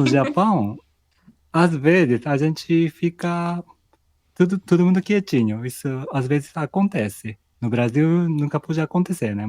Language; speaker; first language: Portuguese; non-native, fluent; Japanese